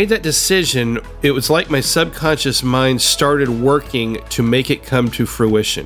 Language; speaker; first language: English; native; English